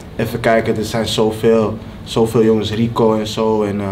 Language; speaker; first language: Dutch; early bilingual, other home language; Papiamento